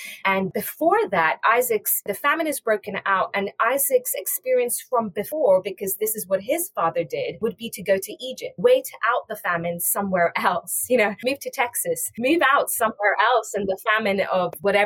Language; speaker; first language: English; native; English